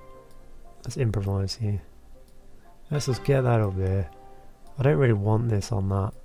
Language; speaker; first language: English; native; English